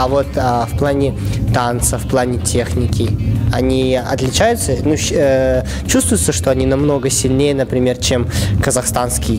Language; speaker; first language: Russian; native; Russian